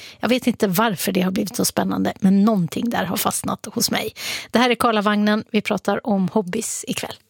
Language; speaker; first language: Swedish; native; Swedish